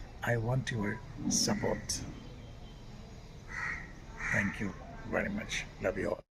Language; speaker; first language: English; non-native, local second language; Telugu